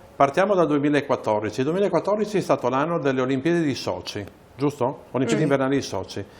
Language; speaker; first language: Italian; native; Italian